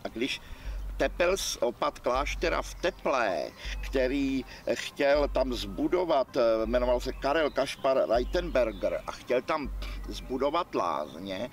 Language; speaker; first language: Czech; native; Czech